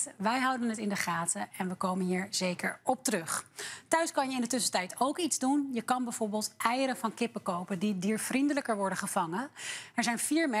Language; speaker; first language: Dutch; native; Dutch